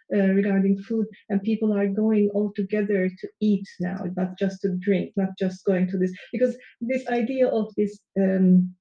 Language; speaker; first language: English; non-native, fluent; Turkish